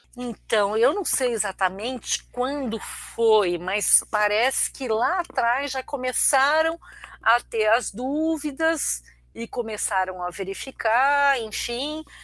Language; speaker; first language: Portuguese; early bilingual, other home language; Armenian